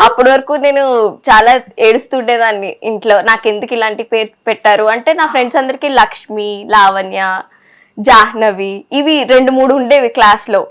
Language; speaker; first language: Telugu; native; Telugu